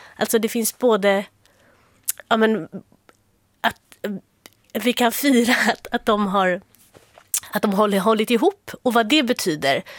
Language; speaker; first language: Swedish; native; Swedish